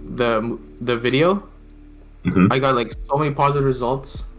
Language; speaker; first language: English; non-native, fluent; Filipino